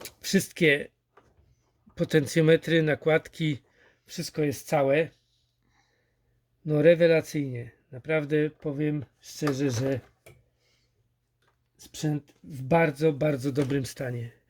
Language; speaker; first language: Polish; native; Polish